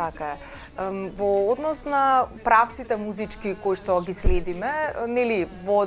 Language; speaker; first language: Macedonian; native; Macedonian